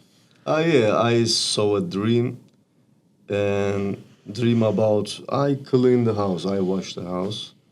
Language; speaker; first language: English; non-native, learner; Turkish